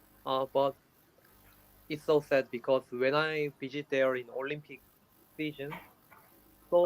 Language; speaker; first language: English; non-native, learner; Korean